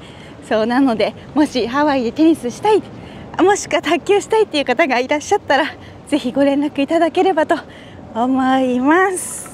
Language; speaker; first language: Japanese; native; Japanese